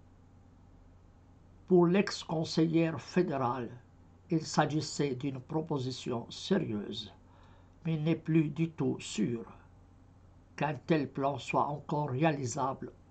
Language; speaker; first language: French; non-native, fluent; Arabic